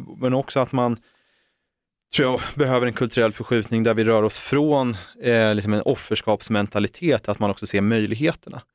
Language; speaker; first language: Swedish; native; Swedish